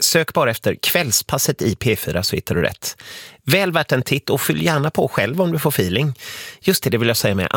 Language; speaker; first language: Swedish; native; Swedish